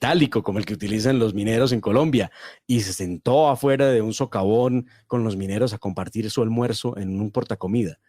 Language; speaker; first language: Spanish; native; Spanish